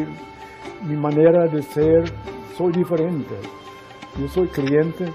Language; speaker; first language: Spanish; non-native, fluent; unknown